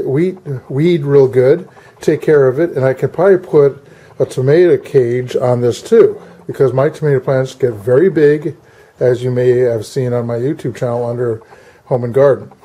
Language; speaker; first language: English; native; English